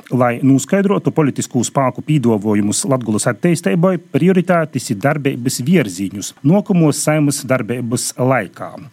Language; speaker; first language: Latvian; native; Latvian